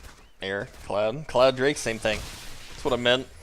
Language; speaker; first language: English; native; English